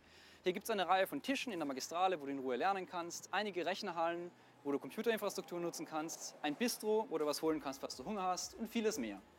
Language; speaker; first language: German; native; German